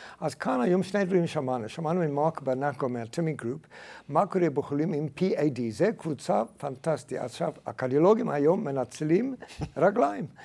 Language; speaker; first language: Hebrew; native; Hebrew